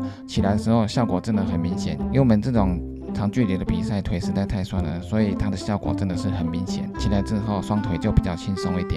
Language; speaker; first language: Chinese; native; Chinese